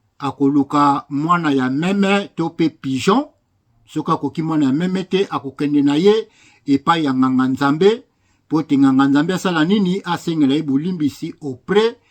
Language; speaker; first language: Lingala; non-native, local second language; Kongo